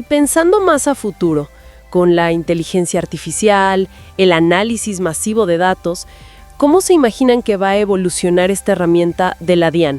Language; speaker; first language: Spanish; native; Spanish